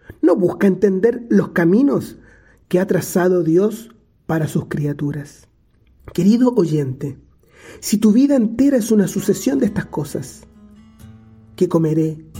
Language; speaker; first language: Spanish; native; Spanish